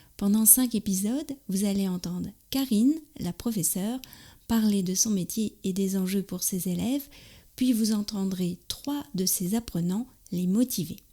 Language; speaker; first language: French; native; French